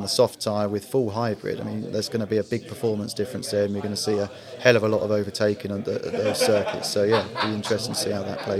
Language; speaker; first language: English; native; English